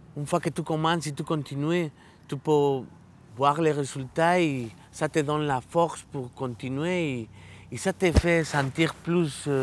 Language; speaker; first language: French; non-native, fluent; Spanish